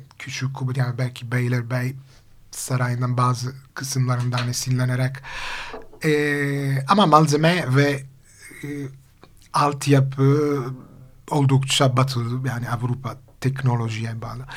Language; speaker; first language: Turkish; non-native, fluent; Italian